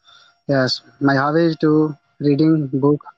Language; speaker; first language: English; non-native, learner; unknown